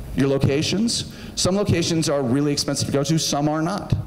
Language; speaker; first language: English; native; English